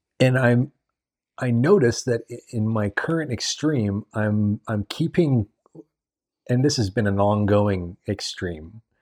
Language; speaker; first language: English; native; English